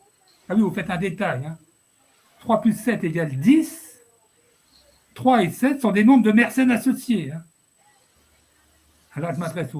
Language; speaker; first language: French; native; French